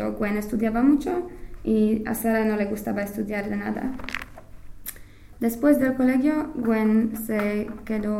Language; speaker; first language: Spanish; non-native, fluent; English